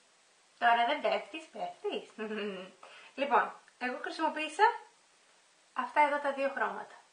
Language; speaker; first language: Greek; native; Greek